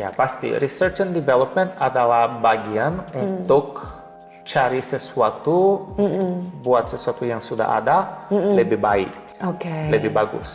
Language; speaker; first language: Indonesian; non-native, learner; Portuguese